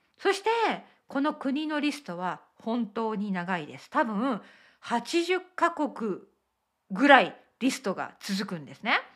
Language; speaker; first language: Japanese; native; Japanese